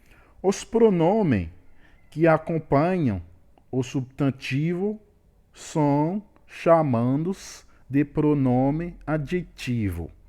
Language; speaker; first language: Portuguese; non-native, learner; Haitian Creole